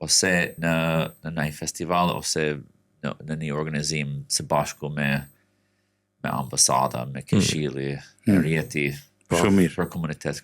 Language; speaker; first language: Albanian; non-native, fluent; English